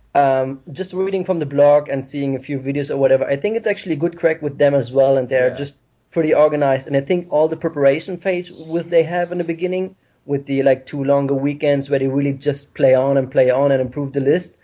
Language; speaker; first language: English; non-native, fluent; German